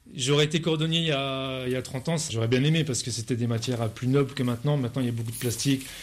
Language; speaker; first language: French; native; French